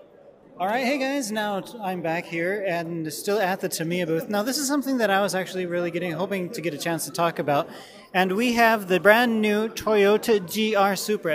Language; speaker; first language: English; native; English